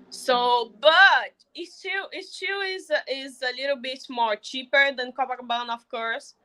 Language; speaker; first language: English; non-native, learner; Portuguese